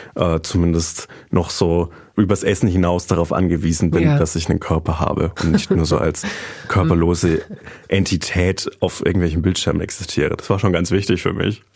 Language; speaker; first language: German; native; German